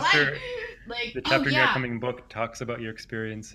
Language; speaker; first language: English; non-native, fluent; Greek